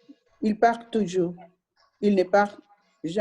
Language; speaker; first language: French; non-native, learner; Spanish